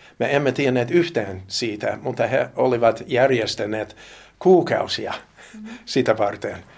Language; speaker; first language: Finnish; non-native, fluent; English